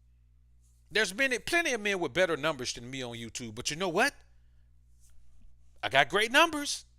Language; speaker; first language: English; native; English